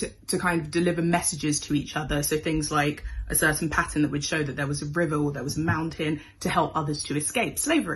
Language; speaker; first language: English; native; English